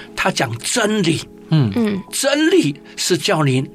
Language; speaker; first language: Chinese; native; Chinese